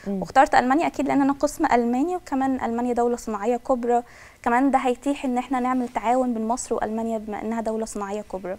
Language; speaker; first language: Arabic; native; Arabic